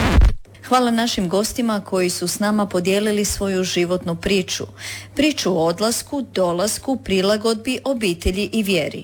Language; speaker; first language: Serbian; native; Serbian